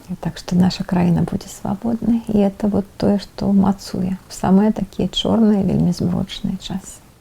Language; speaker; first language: Belarusian; non-native, local second language; Russian